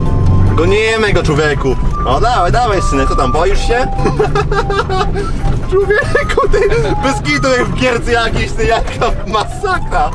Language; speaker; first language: Polish; native; Polish